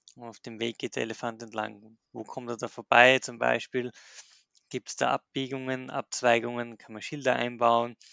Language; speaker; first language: German; native; German